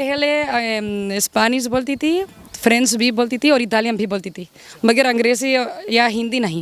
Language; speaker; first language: Hindi; non-native, learner; Spanish